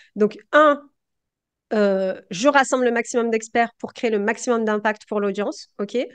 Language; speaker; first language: French; native; French